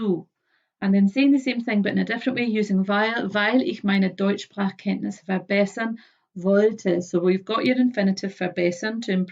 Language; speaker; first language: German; non-native, fluent; English